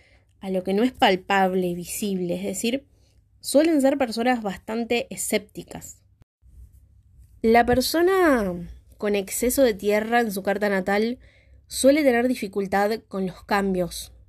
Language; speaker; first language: Spanish; native; Spanish